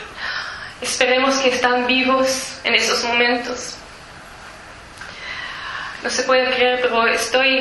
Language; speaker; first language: Spanish; early bilingual, heritage; Spanish